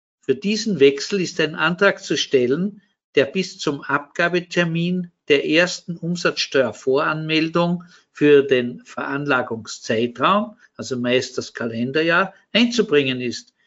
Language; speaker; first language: German; native; German